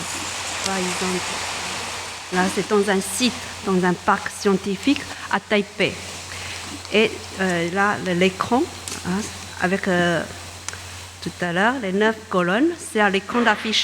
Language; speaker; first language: French; non-native, fluent; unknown